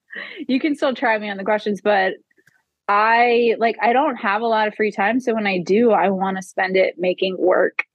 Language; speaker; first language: English; native; English